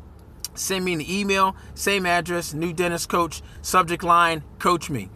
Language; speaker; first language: English; native; English